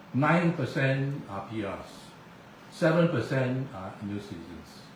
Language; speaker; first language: English; non-native, local second language; Chinese